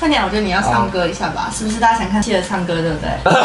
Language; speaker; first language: Chinese; native; Chinese